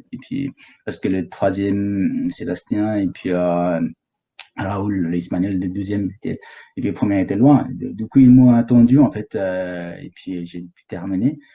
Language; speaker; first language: French; non-native, fluent; Sherpa